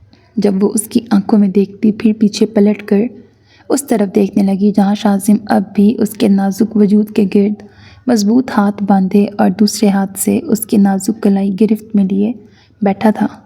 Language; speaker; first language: Urdu; native; Urdu